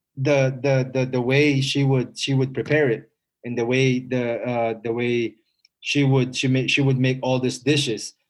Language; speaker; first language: English; non-native, local second language; Filipino